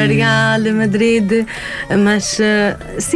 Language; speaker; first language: Portuguese; non-native, learner; Arabic